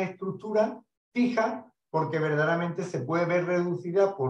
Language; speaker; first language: Spanish; native; Spanish